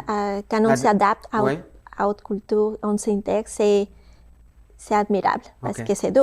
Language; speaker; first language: French; non-native, fluent; Spanish